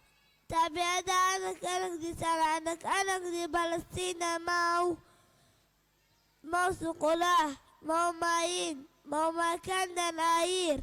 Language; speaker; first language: Indonesian; non-native, learner; Arabic